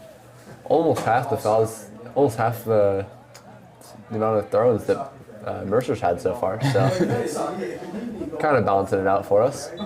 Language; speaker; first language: English; native; English